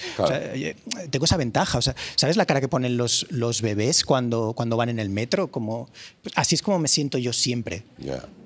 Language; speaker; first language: Spanish; native; Spanish